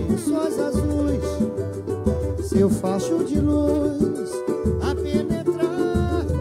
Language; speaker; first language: Portuguese; native; Portuguese